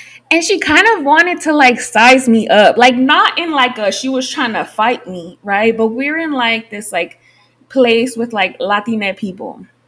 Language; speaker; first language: English; early bilingual, other home language; Spanish